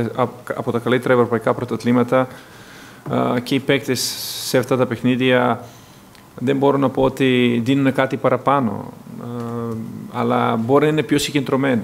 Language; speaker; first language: Greek; non-native, fluent; Serbian